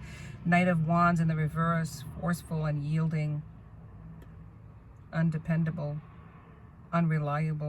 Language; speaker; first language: English; native; English